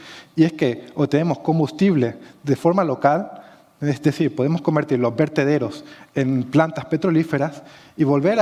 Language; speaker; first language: Spanish; native; Spanish